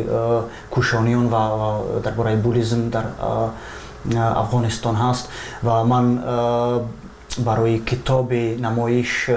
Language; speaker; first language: Persian; non-native, fluent; Czech